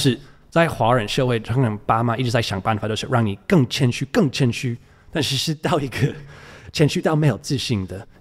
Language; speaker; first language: Chinese; non-native, fluent; English